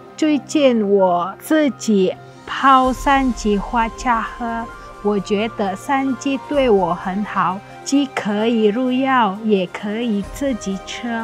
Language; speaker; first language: Chinese; non-native, fluent; Indonesian